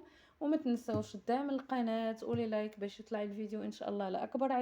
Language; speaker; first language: Arabic; native; Arabic